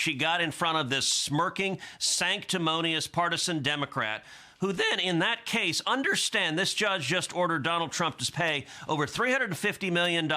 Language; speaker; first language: English; native; English